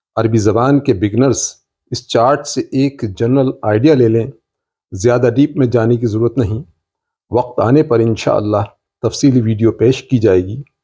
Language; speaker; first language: Urdu; native; Urdu